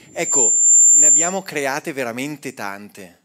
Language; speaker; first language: Italian; native; Italian